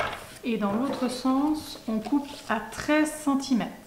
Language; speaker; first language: French; native; French